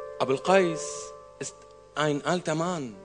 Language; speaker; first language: German; non-native, learner; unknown